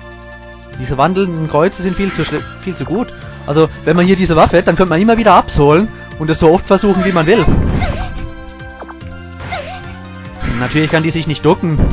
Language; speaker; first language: German; native; German